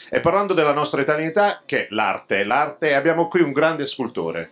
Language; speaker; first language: Italian; early bilingual, other home language; English